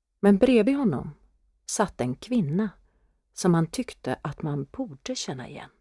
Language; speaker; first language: Swedish; native; Swedish